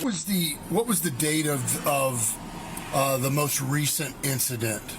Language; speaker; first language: English; native; English